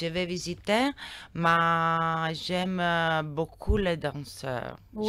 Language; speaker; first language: French; non-native, learner; Italian